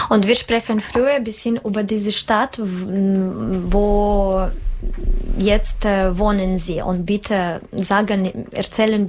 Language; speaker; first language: German; non-native, learner; Russian